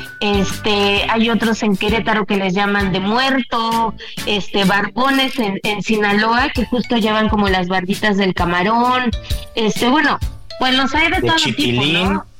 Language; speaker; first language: Spanish; native; Spanish